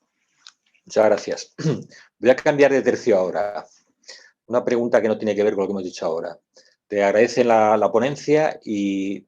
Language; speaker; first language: Spanish; native; Spanish